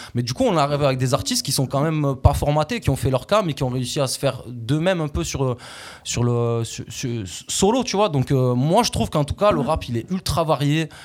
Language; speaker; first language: French; native; French